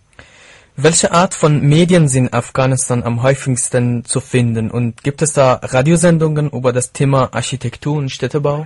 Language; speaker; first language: German; non-native, fluent; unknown